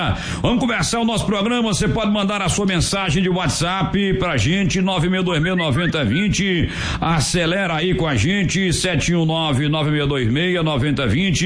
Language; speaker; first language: Portuguese; native; Portuguese